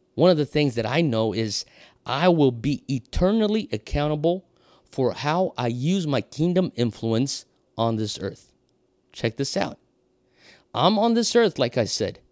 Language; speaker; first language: English; non-native, fluent; Portuguese